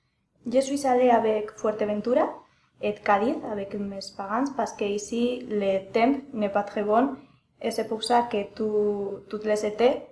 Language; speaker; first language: French; non-native, learner; Spanish